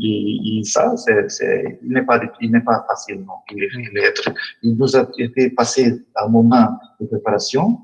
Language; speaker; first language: French; non-native, learner; Portuguese